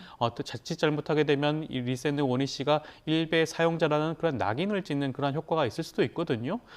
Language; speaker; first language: Korean; native; Korean